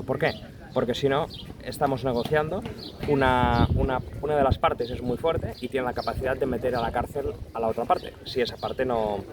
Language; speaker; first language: Spanish; non-native, local second language; Catalan